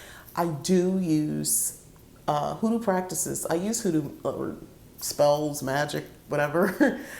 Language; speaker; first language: English; native; English